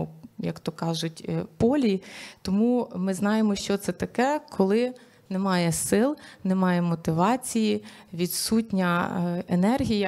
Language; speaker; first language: Ukrainian; native; Ukrainian